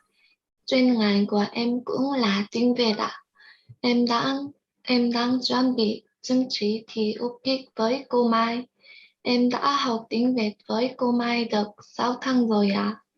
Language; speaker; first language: Vietnamese; non-native, learner; Korean